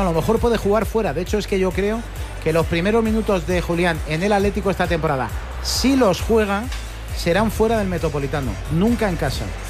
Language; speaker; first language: Spanish; native; Spanish